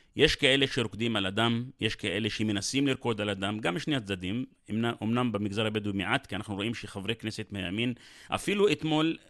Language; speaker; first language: Hebrew; native; Hebrew